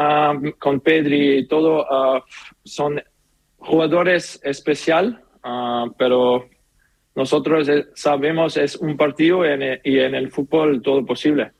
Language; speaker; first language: Spanish; non-native, learner; German